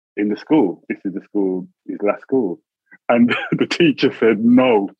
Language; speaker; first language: English; native; English